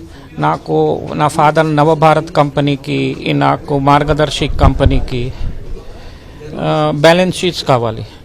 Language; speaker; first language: Telugu; early bilingual, heritage; Telugu